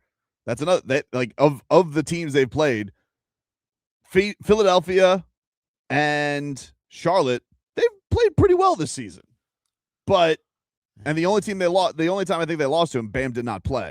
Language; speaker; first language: English; native; English